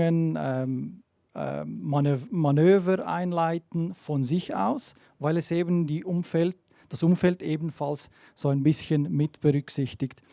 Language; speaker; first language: German; native; German